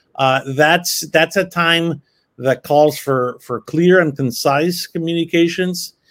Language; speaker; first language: English; early bilingual, other home language; Spanish